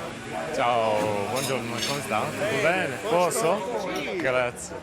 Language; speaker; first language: Italian; non-native, learner; English